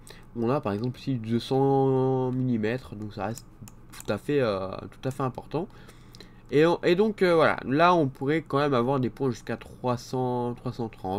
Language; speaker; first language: French; native; French